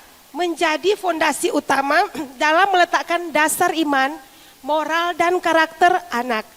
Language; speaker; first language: Indonesian; native; Indonesian